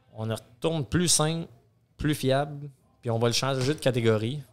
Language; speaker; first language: French; native; French